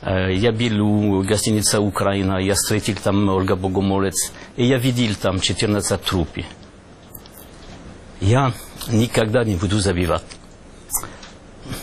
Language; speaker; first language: Ukrainian; non-native, learner; French